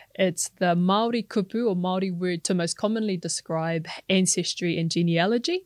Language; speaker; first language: English; non-native, local second language; Māori